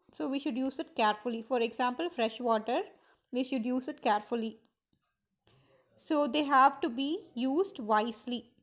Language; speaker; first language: English; non-native, local second language; Tamil